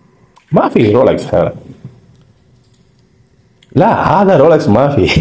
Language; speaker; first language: Arabic; non-native, learner; Tamil